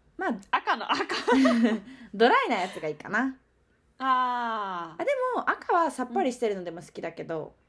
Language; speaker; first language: Japanese; native; Japanese